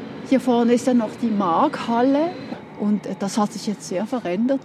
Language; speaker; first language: German; native; German